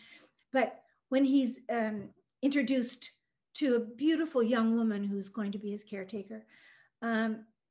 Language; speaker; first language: English; early bilingual, other home language; Norwegian